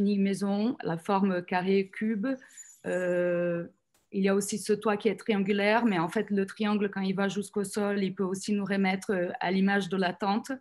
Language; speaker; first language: French; non-native, fluent; Portuguese